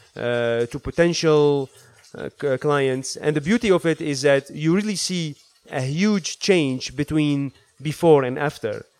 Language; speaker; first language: English; early bilingual, other home language; Arabic